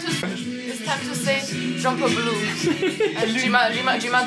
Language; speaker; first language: English; non-native, learner; Chinese